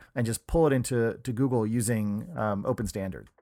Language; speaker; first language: English; native; English